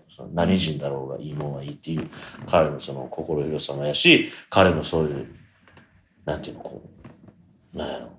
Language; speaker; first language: Japanese; native; Japanese